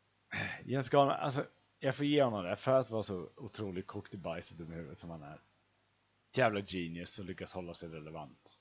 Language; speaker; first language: Swedish; native; Swedish